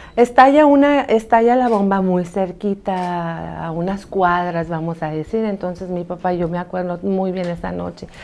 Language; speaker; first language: Spanish; early bilingual, other home language; Arabic